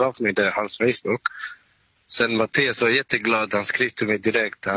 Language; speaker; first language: Swedish; non-native, learner; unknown